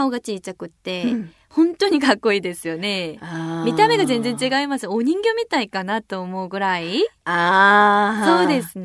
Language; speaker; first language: Japanese; non-native, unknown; Korean